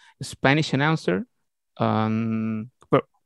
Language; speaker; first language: English; non-native, learner; Spanish